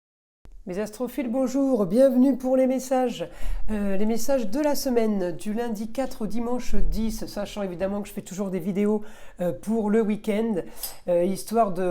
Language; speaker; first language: French; native; French